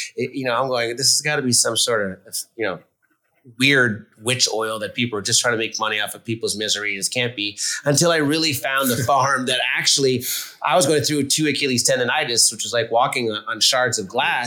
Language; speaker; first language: English; native; English